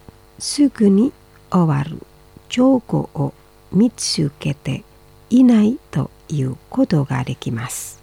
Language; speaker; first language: Japanese; non-native, fluent; Indonesian